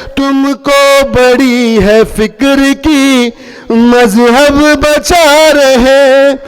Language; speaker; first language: Hindi; non-native, local second language; Bhojpuri